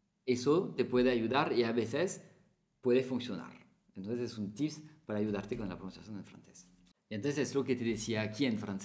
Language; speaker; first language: Spanish; non-native, fluent; French